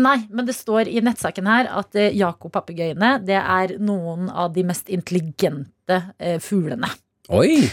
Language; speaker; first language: Norwegian; native; Norwegian